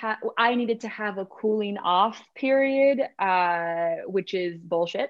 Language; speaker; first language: English; native; English